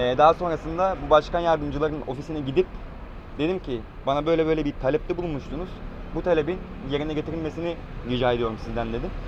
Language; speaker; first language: Turkish; native; Turkish